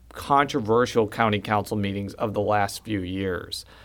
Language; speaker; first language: English; native; English